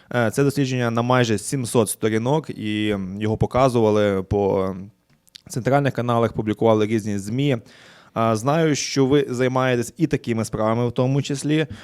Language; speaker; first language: Ukrainian; native; Ukrainian